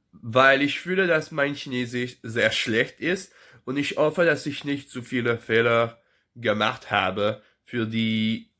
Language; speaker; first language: German; non-native, learner; French